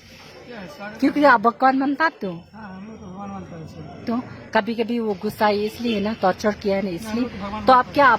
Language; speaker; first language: Hindi; non-native, local second language; Khasi